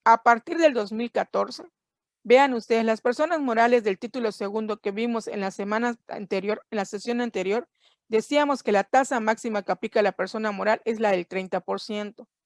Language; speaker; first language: Spanish; native; Spanish